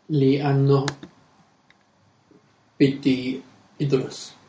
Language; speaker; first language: Arabic; non-native, learner; English